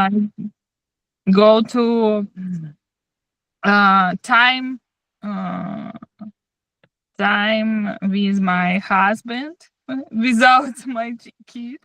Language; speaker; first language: English; non-native, learner; Russian